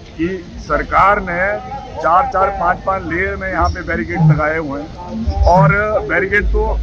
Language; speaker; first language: Hindi; native; Hindi